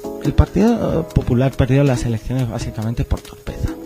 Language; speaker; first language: Spanish; native; Spanish